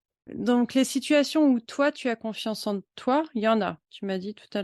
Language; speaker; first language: French; native; French